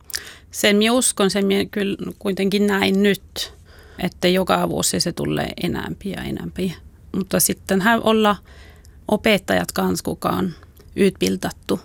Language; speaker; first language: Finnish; non-native, local second language; Swedish